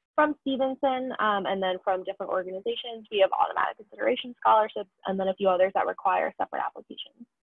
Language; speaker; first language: English; native; English